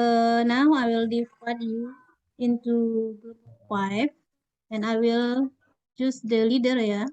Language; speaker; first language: English; non-native, fluent; Indonesian